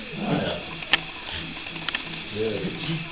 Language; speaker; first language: German; native; German